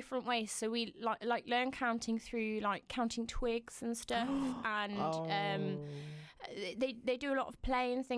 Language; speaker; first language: English; native; English